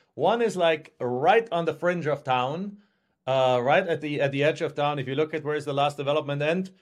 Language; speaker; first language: English; non-native, fluent; German